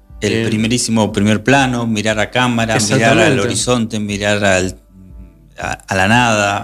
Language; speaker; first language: Spanish; native; Spanish